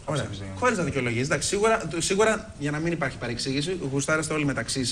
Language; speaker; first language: Greek; native; Greek